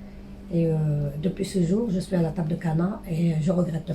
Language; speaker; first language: French; non-native, local second language; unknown